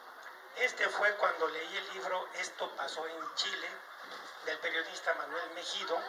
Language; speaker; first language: Spanish; native; Spanish